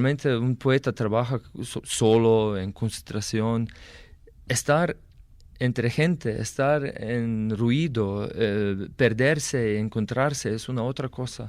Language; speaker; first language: Spanish; non-native, fluent; Slovenian